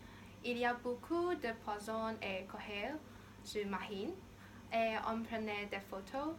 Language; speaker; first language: French; non-native, learner; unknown